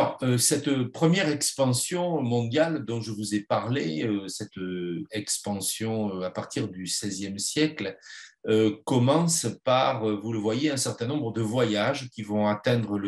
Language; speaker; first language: French; native; French